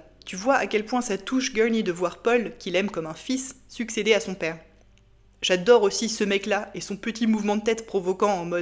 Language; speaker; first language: French; native; French